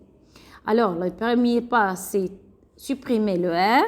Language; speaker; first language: French; non-native, fluent; Arabic